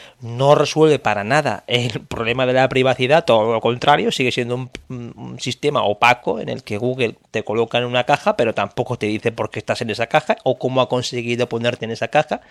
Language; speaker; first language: Spanish; native; Spanish